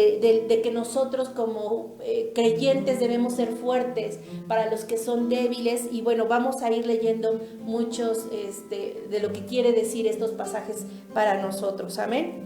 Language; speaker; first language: Spanish; native; Spanish